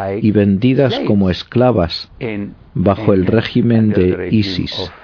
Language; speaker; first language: Spanish; non-native, fluent; Arabic